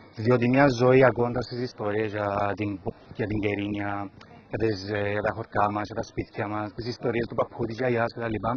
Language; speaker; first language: Greek; early bilingual, heritage; Greek